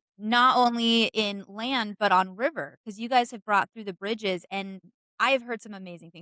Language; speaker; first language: English; native; English